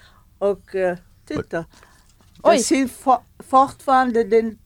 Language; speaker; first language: Swedish; non-native, fluent; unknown